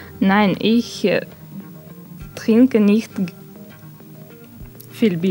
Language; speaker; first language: German; non-native, learner; Russian